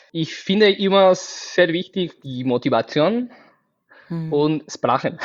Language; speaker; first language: German; non-native, fluent; Spanish